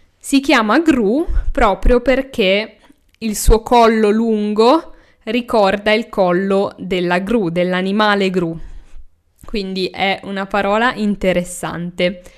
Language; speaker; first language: Italian; native; Italian